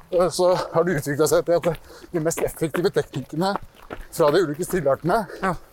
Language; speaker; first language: Norwegian; early bilingual, other home language; Persian